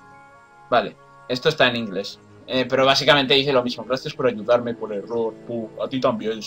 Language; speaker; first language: Spanish; native; Spanish